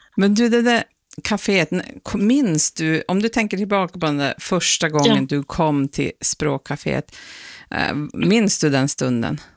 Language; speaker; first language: Swedish; native; Swedish